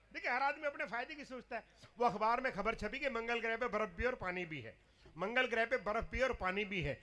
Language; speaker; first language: Hindi; non-native, local second language; Punjabi